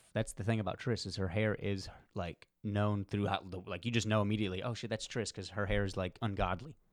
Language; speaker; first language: English; early bilingual, other home language; Polish